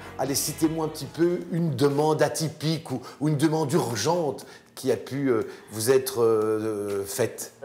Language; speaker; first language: French; native; French